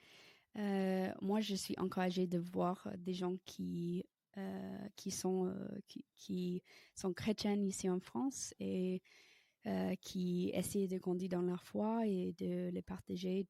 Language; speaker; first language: French; non-native, fluent; English